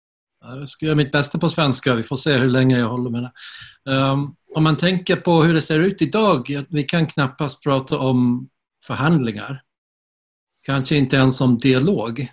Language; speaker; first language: Swedish; non-native, fluent; English